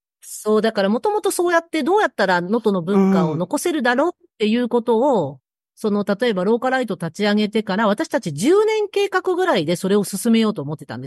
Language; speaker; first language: Japanese; native; Japanese